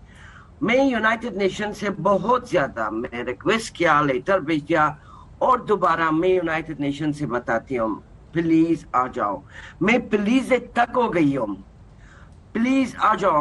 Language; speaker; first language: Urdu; non-native, learner; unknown